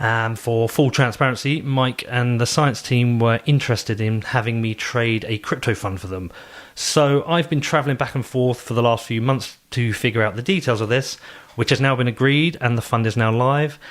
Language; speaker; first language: English; native; English